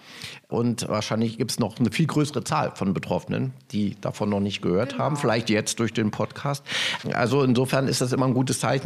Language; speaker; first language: German; native; German